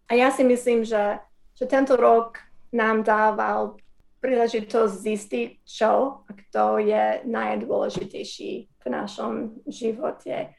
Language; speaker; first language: Slovak; non-native, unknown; English